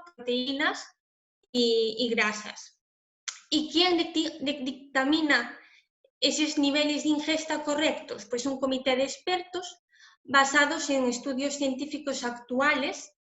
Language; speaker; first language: Spanish; native; Spanish